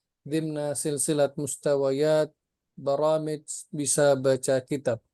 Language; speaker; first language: Arabic; non-native, fluent; Indonesian